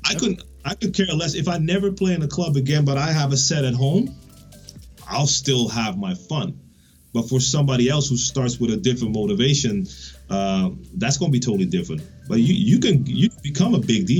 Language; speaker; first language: English; non-native, fluent; Dutch